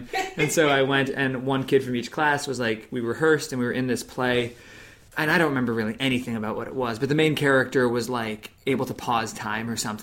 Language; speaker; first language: English; native; English